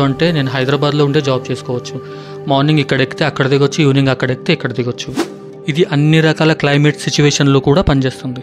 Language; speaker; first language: Telugu; native; Telugu